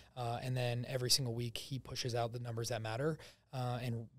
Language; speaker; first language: English; native; English